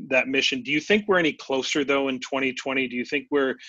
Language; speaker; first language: English; native; English